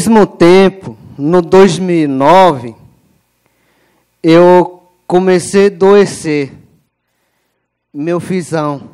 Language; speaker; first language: Portuguese; non-native, local second language; Yanomámi